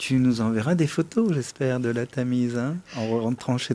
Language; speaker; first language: French; native; French